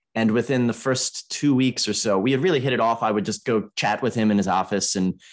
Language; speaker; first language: English; native; English